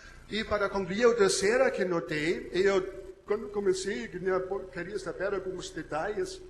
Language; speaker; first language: Portuguese; non-native, learner; German